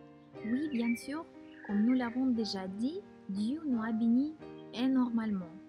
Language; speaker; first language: French; non-native, fluent; Russian